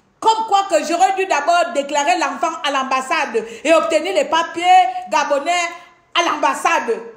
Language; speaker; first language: French; non-native, local second language; Fang